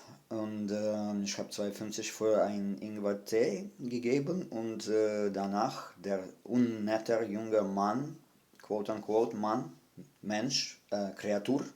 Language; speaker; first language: German; non-native, fluent; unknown